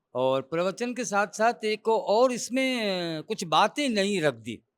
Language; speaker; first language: Urdu; non-native, local second language; Gujarati